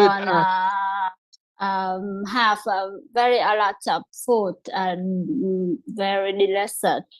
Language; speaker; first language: English; non-native, learner; Vietnamese